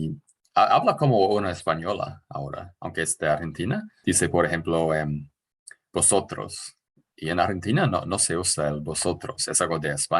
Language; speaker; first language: Spanish; non-native, fluent; English